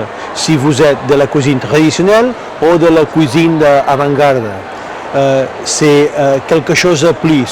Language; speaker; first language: French; non-native, learner; Catalan